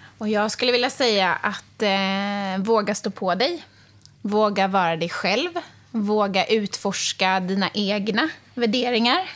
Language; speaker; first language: Swedish; native; Swedish